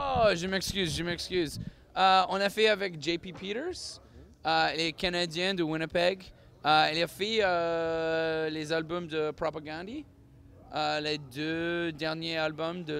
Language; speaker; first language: French; non-native, learner; English